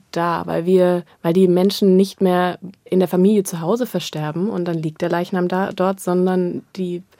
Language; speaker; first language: German; native; German